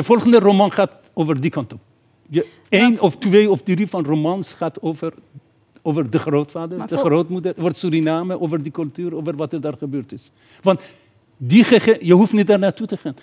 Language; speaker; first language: Dutch; non-native, fluent; Persian